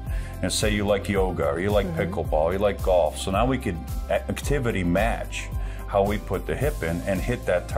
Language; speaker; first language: English; native; English